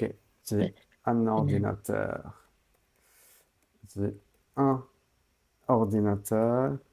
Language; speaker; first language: French; non-native, fluent; Sinhala